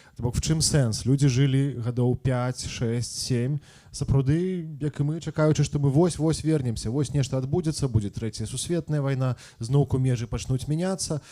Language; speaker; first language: Belarusian; non-native, local second language; Russian